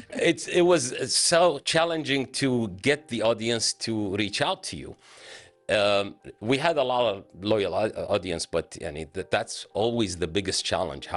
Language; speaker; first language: English; non-native, fluent; Arabic